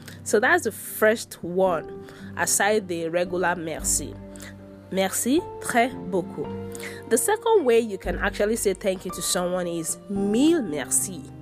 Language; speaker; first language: English; non-native, local second language; Yoruba